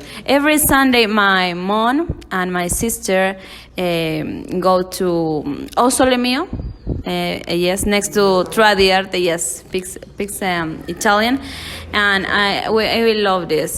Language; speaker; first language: English; non-native, learner; Spanish